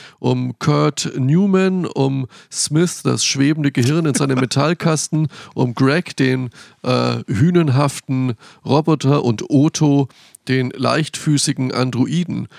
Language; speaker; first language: German; native; German